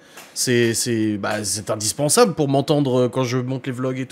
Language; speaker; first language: French; native; French